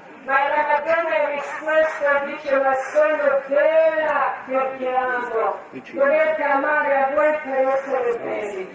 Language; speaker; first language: Italian; non-native, learner; Croatian